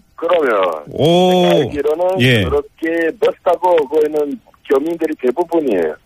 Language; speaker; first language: Korean; non-native, fluent; Portuguese